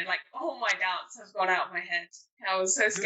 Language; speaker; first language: English; native; English